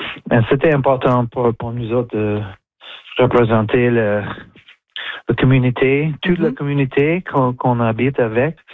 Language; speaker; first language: French; non-native, learner; English